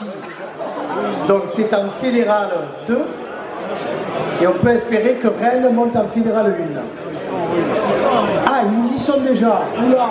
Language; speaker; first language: French; native; French